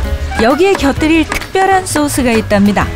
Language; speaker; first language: Korean; native; Korean